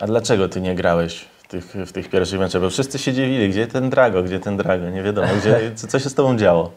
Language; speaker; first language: Polish; native; Polish